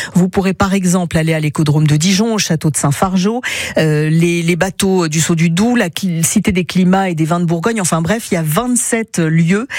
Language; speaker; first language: French; native; French